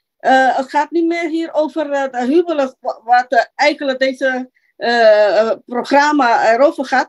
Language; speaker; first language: Dutch; non-native, local second language; Papiamento